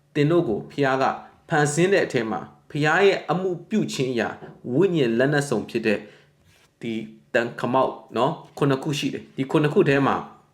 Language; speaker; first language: Burmese; non-native, local second language; Kachin